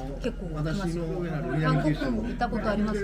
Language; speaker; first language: Japanese; non-native, learner; Korean